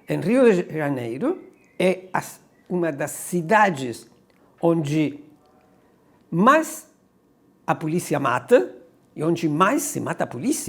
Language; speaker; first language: Portuguese; non-native, fluent; Spanish